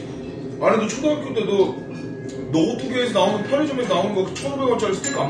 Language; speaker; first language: Korean; native; Korean